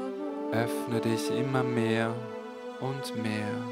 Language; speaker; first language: German; native; German